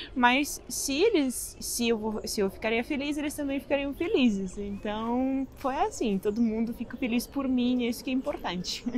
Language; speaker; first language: Portuguese; non-native, fluent; Russian